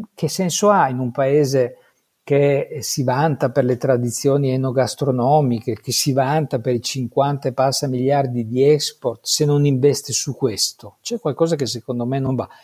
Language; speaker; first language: Italian; native; Italian